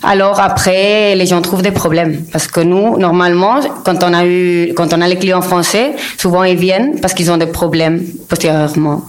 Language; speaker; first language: French; non-native, local second language; Spanish